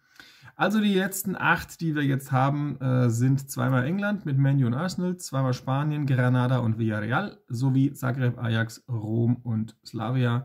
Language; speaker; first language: German; native; German